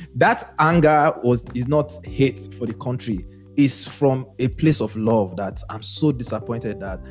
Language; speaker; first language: English; non-native, local second language; Yoruba